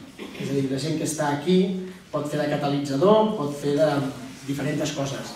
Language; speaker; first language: Catalan; native; Catalan